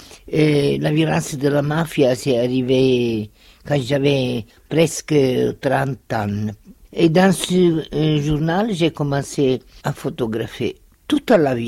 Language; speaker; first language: French; non-native, fluent; Italian